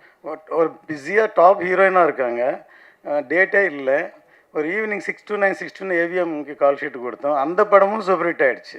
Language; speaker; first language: Tamil; native; Tamil